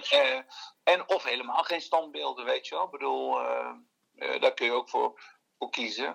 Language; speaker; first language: Dutch; early bilingual, other home language; Turkish